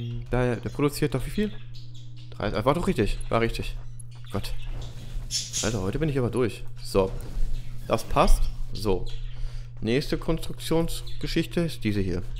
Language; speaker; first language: German; native; German